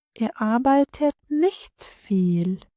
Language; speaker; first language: German; non-native, fluent; Ukrainian